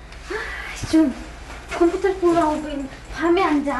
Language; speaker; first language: Korean; non-native, learner; Amharic